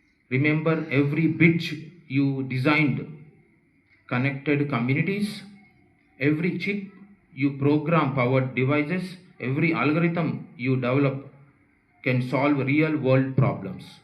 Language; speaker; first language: English; non-native, local second language; Telugu